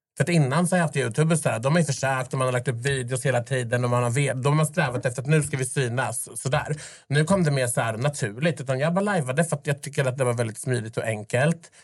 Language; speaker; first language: Swedish; early bilingual, other home language; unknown